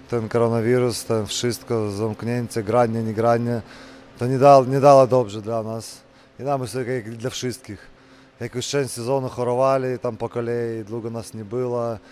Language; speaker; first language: Polish; non-native, learner; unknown